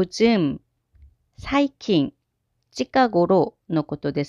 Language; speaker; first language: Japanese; non-native, fluent; Korean